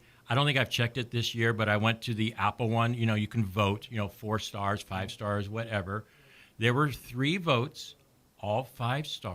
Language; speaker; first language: English; native; English